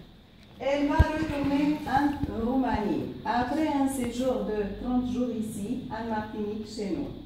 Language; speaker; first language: French; non-native, fluent; Romanian